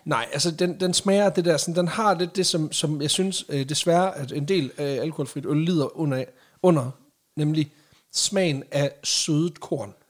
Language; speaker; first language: Danish; native; Danish